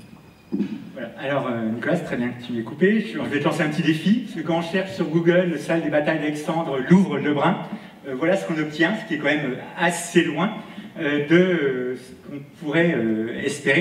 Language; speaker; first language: French; native; French